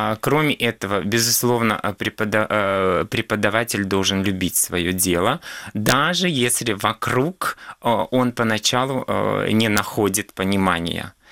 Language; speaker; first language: Russian; non-native, local second language; Crimean Tatar